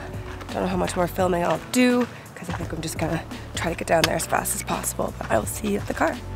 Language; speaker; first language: English; native; English